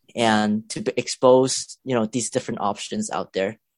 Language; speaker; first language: English; non-native, local second language; Cantonese